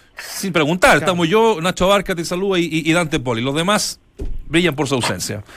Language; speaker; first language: Spanish; native; Spanish